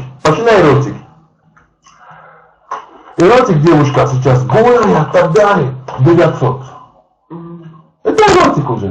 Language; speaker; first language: Russian; non-native, learner; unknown